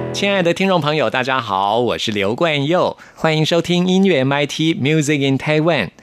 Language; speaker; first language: Chinese; native; Chinese